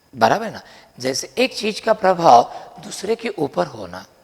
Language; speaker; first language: Hindi; non-native, local second language; Marathi